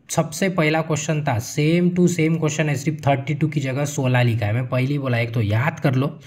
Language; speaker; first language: Hindi; non-native, local second language; Marathi